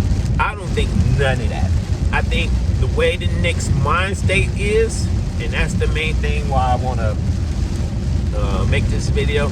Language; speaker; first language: English; native; English